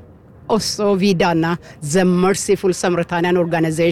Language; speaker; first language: Norwegian; non-native, learner; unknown